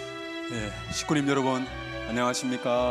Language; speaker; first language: Korean; native; Korean